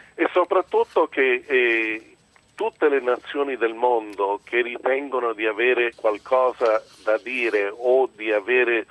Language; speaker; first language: Italian; early bilingual, other home language; English